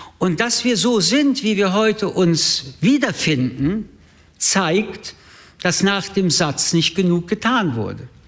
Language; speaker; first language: German; early bilingual, other home language; French